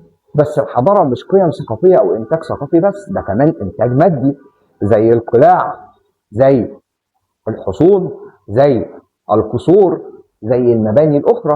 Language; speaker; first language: Arabic; native; Arabic